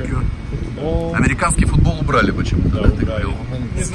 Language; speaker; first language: Russian; native; Russian